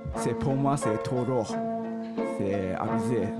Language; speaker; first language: French; non-native, learner; Japanese